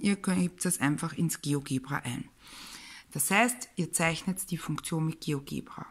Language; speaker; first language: German; native; German